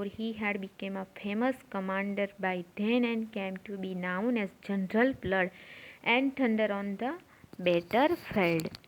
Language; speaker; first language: English; non-native, local second language; Gujarati